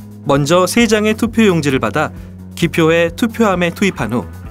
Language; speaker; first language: Korean; native; Korean